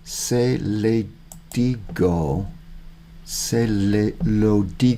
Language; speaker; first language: Spanish; non-native, learner; English